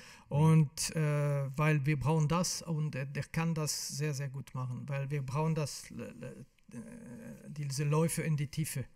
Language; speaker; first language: German; non-native, fluent; French